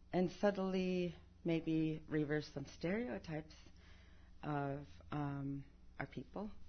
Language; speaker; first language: English; early bilingual, other home language; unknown